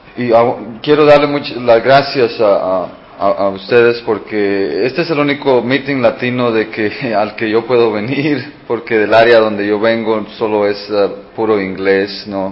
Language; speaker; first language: Spanish; early bilingual, heritage; Spanish